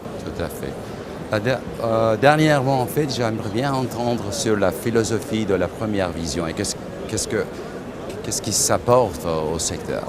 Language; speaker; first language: French; non-native, fluent; Turkish